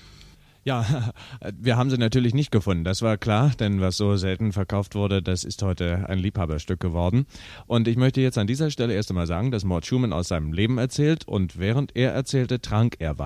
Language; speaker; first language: German; native; German